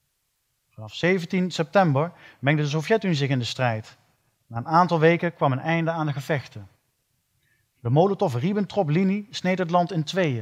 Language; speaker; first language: Dutch; native; Dutch